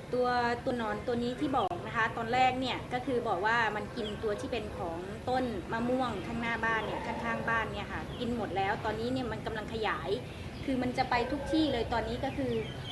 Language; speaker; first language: Thai; non-native, local second language; Khmer